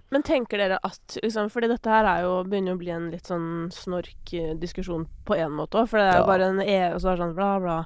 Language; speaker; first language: Norwegian; native; Norwegian